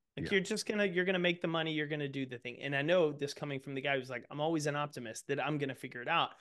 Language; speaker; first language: English; native; English